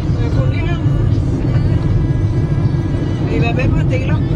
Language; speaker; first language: Danish; native; Danish